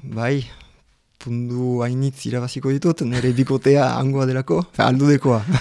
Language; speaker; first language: Basque; non-native, local second language; French